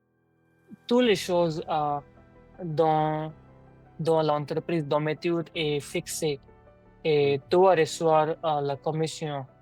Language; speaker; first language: French; non-native, learner; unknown